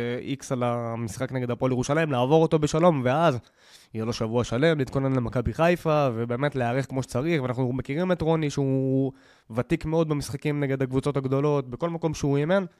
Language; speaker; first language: Hebrew; native; Hebrew